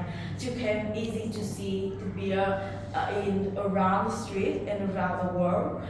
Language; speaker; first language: English; non-native, learner; Vietnamese